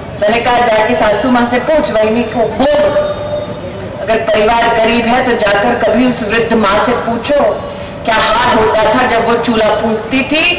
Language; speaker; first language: Hindi; native; Hindi